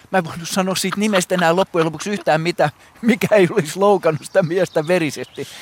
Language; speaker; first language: Finnish; native; Finnish